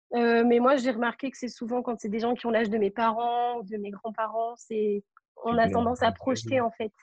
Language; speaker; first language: French; native; French